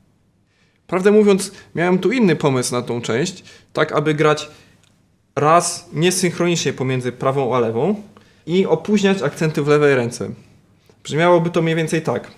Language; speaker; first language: Polish; native; Polish